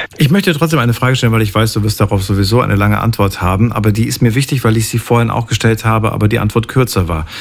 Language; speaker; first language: German; native; German